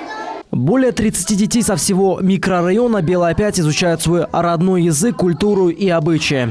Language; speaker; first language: Russian; native; Russian